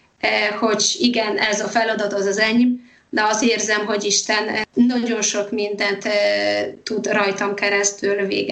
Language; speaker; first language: Hungarian; non-native, fluent; Polish